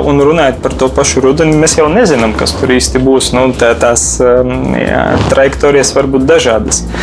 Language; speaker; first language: Latvian; non-native, local second language; Russian